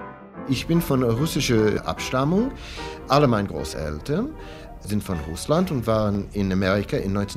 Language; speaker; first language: German; non-native, fluent; English